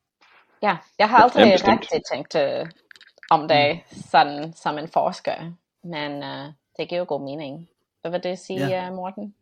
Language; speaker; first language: Danish; non-native, fluent; English